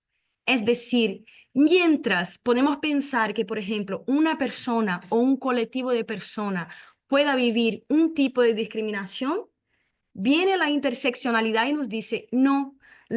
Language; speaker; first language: Spanish; non-native, fluent; Portuguese